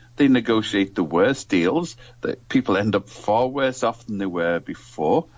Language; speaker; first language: English; native; English